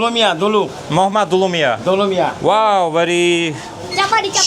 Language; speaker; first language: English; non-native, learner; Slovak